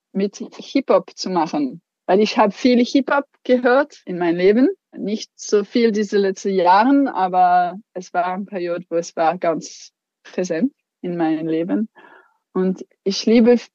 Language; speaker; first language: German; non-native, local second language; French